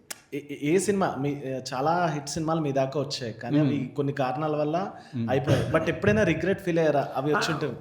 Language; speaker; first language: Telugu; native; Telugu